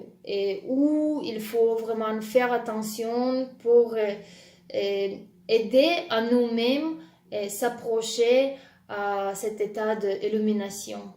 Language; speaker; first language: French; non-native, fluent; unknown